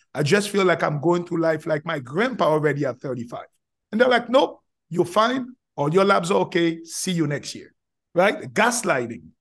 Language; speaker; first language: English; non-native, fluent; Haitian Creole